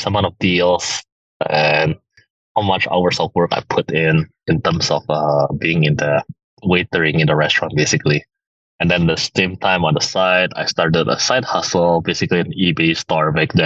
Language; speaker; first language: English; early bilingual, other home language; Indonesian